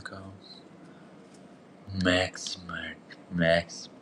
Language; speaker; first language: English; non-native, learner; Nepali